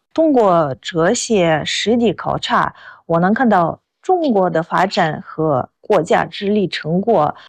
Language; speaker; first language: Chinese; non-native, fluent; Russian